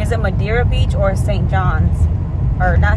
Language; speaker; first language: English; native; English